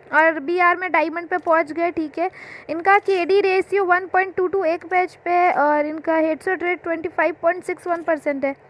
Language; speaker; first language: Hindi; non-native, local second language; Bangla